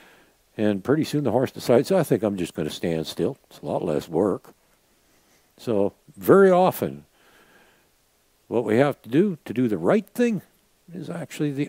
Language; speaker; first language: English; native; English